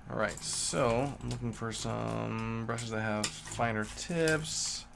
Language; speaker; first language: English; native; English